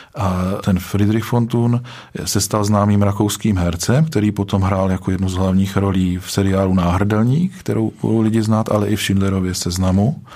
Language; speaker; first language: Czech; native; Czech